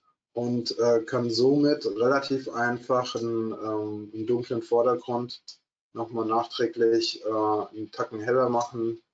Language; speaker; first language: German; native; German